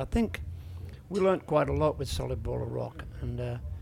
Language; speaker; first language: English; native; English